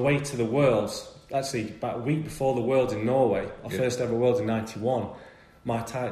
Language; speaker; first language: English; native; English